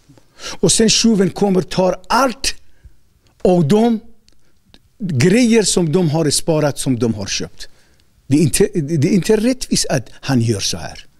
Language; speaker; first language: Swedish; non-native, learner; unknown